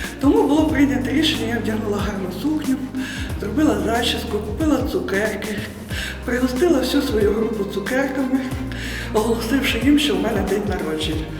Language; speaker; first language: Ukrainian; native; Ukrainian